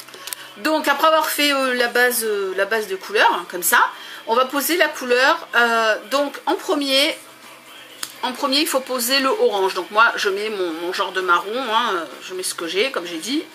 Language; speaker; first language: French; native; French